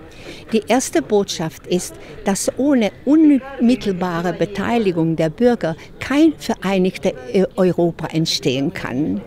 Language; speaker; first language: German; non-native, fluent; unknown